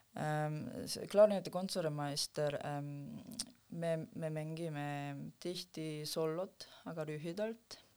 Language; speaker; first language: Estonian; non-native, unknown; Korean